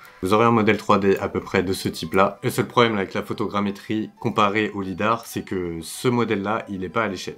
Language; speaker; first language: French; native; French